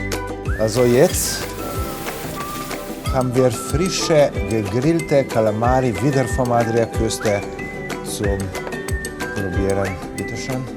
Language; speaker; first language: German; non-native, learner; Slovenian